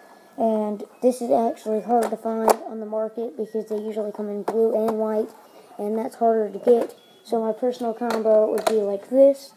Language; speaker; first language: English; native; English